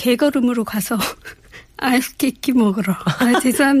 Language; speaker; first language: Korean; native; Korean